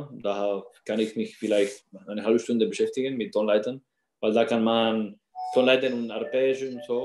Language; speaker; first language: German; non-native, fluent; Spanish